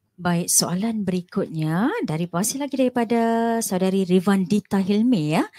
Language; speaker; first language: Malay; native; Malay